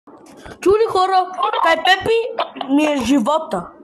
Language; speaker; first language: Bulgarian; non-native, local second language; Romany